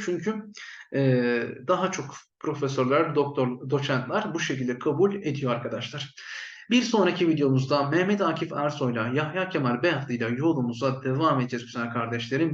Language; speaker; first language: Turkish; native; Turkish